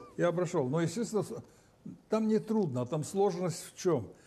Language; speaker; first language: Russian; non-native, local second language; Romanian